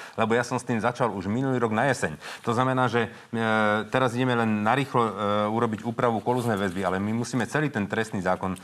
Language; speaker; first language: Slovak; native; Slovak